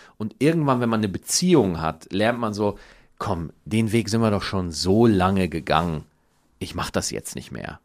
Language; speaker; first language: German; native; German